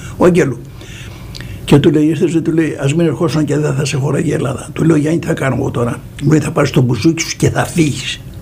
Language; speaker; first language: Greek; native; Greek